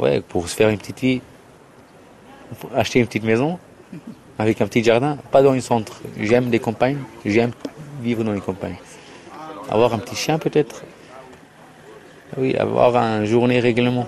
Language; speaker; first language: French; non-native, learner; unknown